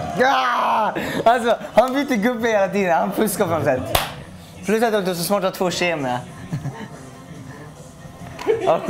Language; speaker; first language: Swedish; native; Swedish